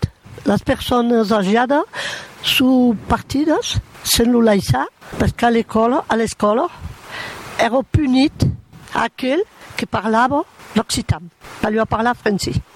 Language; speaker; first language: French; non-native, local second language; Occitan